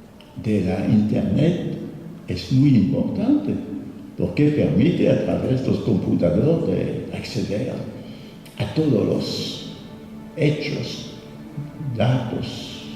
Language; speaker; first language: Spanish; non-native, fluent; French